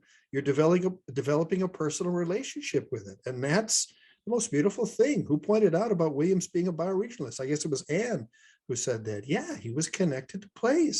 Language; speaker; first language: English; native; English